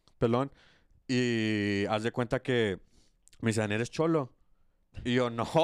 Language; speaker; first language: Spanish; early bilingual, heritage; Spanish